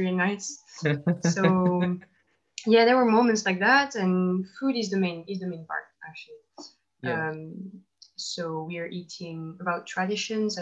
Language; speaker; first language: English; non-native, fluent; French